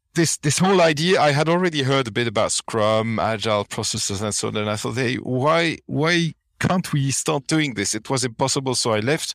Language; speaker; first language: English; non-native, fluent; French